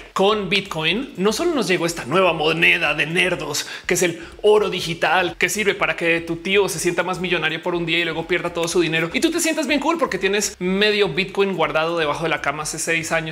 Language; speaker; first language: Spanish; native; Spanish